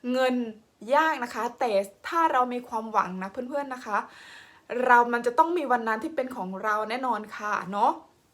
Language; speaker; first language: Thai; non-native, local second language; Khmer